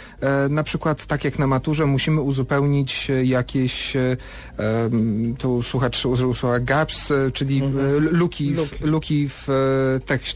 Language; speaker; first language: Polish; native; Polish